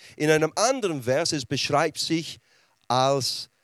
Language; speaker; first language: German; non-native, fluent; English